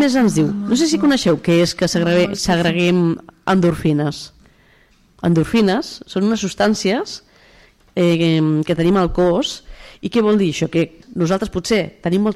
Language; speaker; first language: Catalan; native; Catalan